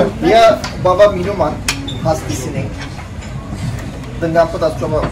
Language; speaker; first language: Indonesian; non-native, fluent; Turkish